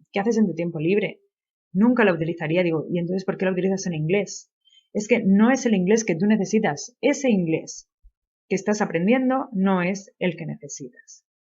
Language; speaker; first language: Spanish; native; Spanish